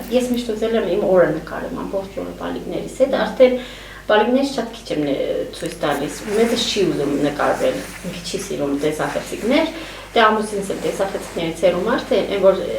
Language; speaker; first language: Armenian; native; Armenian